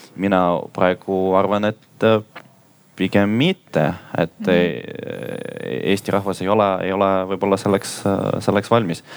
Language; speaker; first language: Estonian; non-native, local second language; Russian